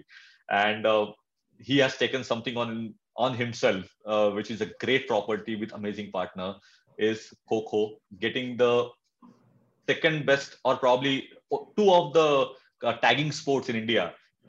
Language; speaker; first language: English; non-native, local second language; Marathi